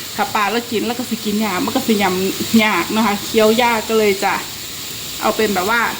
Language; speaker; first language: Thai; non-native, local second language; Northeastern Thai